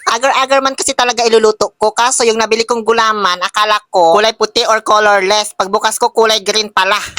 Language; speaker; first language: Filipino; non-native, local second language; Pangasinan